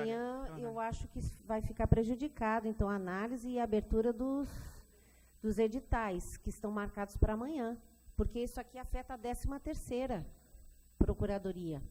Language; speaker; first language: Portuguese; native; Portuguese